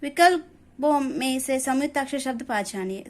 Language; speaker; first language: Hindi; non-native, local second language; Telugu